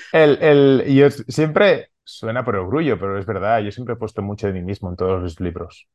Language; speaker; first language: Spanish; non-native, local second language; Catalan